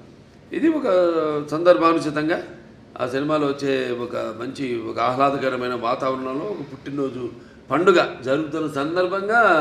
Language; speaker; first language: Telugu; native; Telugu